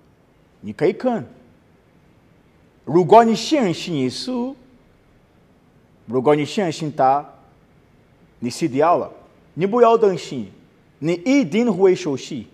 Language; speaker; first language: Chinese; non-native, learner; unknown